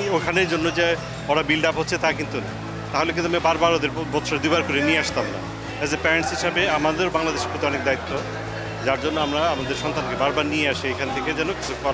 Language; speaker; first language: Bangla; native; Bangla